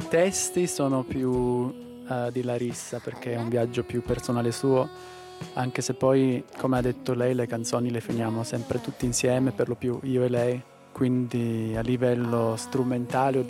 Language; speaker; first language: Italian; native; Italian